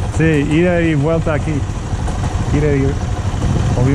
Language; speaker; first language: Spanish; non-native, learner; English